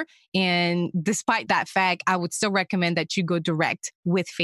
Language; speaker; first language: English; non-native, fluent; French